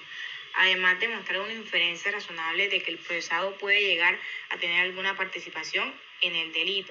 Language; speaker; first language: Spanish; native; Spanish